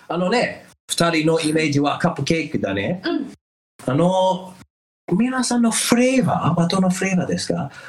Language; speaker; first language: Japanese; non-native, fluent; English